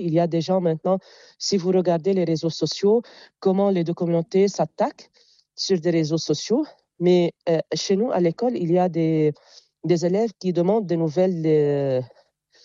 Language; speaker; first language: French; non-native, local second language; Arabic